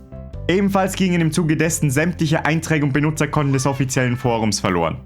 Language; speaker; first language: German; native; German